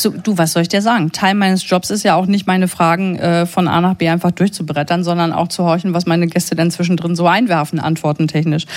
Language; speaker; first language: German; native; German